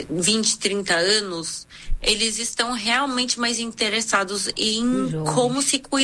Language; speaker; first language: Portuguese; non-native, fluent; Korean